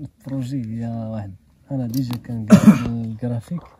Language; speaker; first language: Arabic; native; Arabic